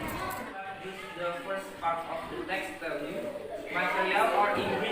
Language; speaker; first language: English; non-native, learner; Indonesian